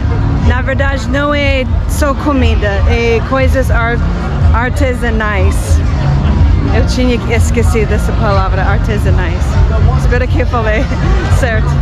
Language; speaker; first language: Portuguese; non-native, fluent; English